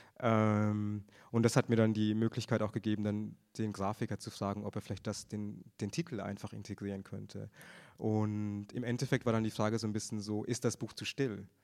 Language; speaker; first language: German; early bilingual, other home language; Tamil